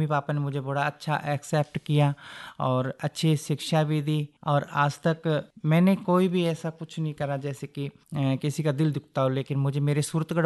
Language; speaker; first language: Hindi; native; Hindi